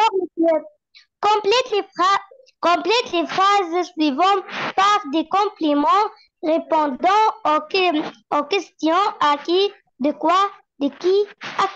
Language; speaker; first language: French; non-native, learner; Arabic